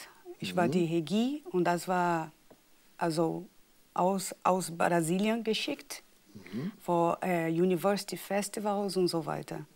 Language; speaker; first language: German; non-native, fluent; Portuguese